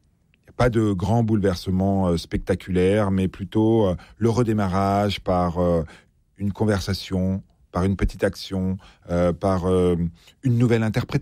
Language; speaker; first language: French; native; French